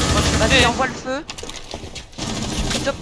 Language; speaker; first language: French; native; French